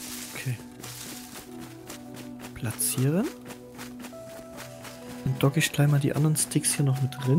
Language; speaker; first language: German; native; German